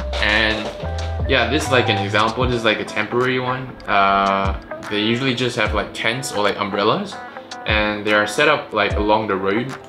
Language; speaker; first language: English; non-native, local second language; Chinese